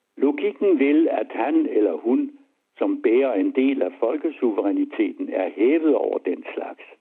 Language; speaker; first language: Danish; native; Danish